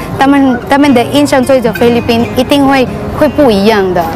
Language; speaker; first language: Chinese; non-native, fluent; Cebuano